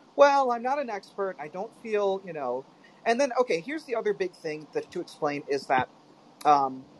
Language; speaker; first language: English; early bilingual, other home language; Filipino